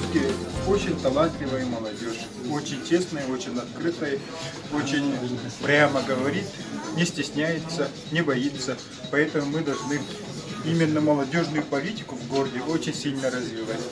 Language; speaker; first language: Russian; non-native, local second language; Yakut